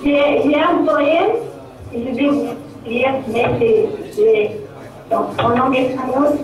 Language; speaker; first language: French; non-native, local second language; Arabic